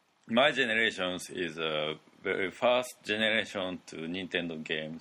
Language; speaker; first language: English; non-native, learner; Japanese